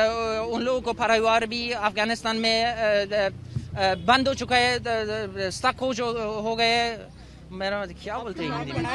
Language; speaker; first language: Hindi; non-native, fluent; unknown